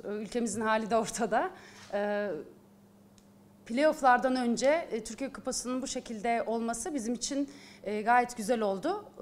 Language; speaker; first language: Turkish; native; Turkish